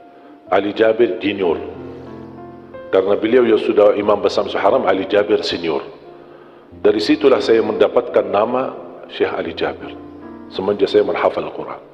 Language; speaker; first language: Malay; non-native, fluent; Arabic